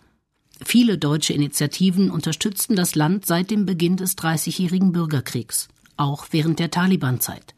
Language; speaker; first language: German; native; German